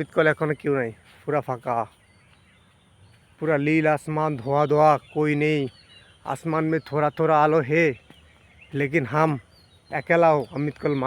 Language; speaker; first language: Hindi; non-native, local second language; Bangla